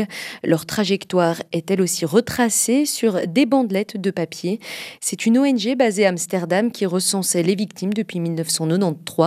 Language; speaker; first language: French; native; French